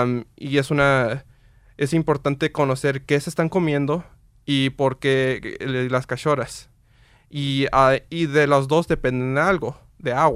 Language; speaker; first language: Spanish; early bilingual, heritage; Spanish